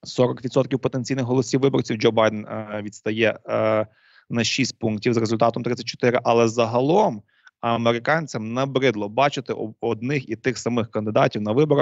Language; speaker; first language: Ukrainian; native; Ukrainian